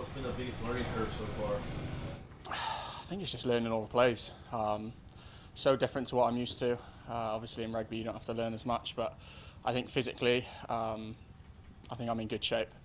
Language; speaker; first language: English; native; English